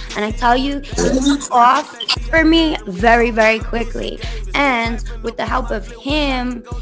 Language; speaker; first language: English; native; English